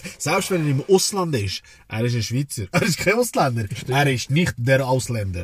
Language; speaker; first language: German; early bilingual, other home language; Serbian